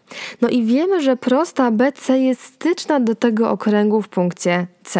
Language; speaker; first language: Polish; native; Polish